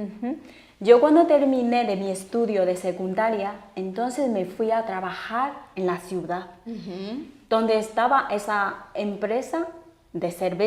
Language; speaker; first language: Spanish; non-native, fluent; Chinese